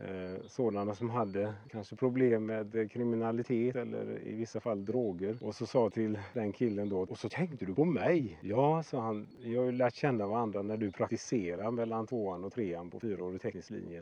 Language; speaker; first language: Swedish; native; Swedish